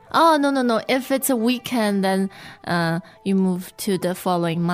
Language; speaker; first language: English; non-native, fluent; Chinese